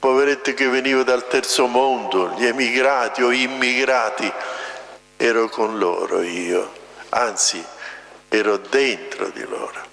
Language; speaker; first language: Italian; native; Italian